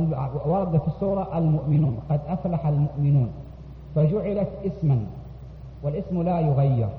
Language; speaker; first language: Arabic; native; Arabic